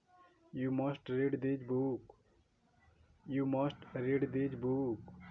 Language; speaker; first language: English; non-native, local second language; Odia